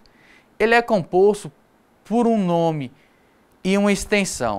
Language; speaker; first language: Portuguese; native; Portuguese